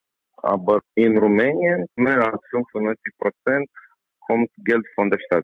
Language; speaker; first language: German; non-native, learner; Romanian